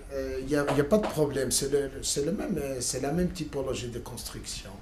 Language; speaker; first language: French; non-native, learner; Spanish